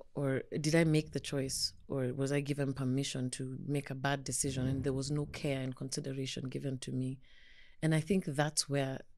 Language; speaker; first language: English; non-native, local second language; Kikuyu